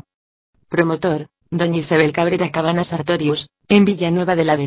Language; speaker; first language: Spanish; native; Spanish